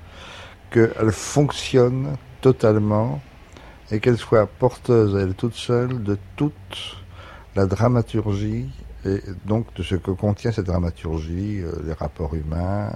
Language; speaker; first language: French; native; French